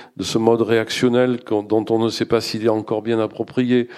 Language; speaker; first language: French; native; French